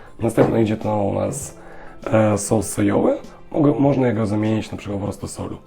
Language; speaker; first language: Polish; non-native, learner; Russian